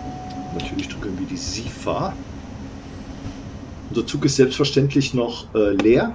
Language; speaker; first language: German; native; German